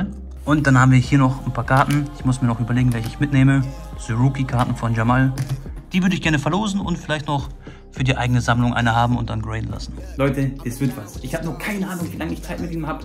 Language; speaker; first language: German; native; German